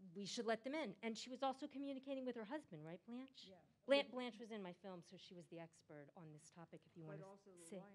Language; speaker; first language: English; native; English